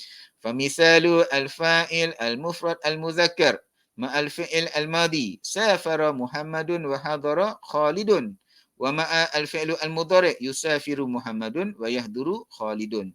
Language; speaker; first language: Arabic; non-native, fluent; Malay